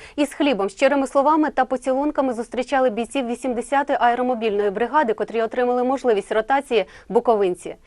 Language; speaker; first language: Ukrainian; native; Ukrainian